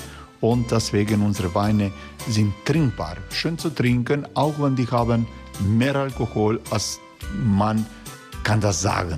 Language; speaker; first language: German; non-native, fluent; Croatian